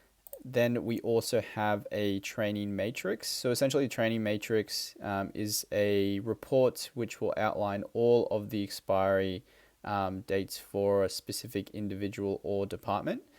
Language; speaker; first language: English; native; English